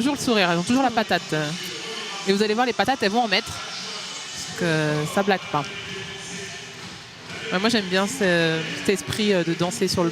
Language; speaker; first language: French; native; French